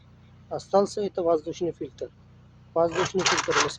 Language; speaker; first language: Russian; non-native, local second language; Uzbek